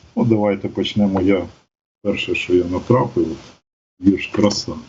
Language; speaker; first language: Ukrainian; native; Ukrainian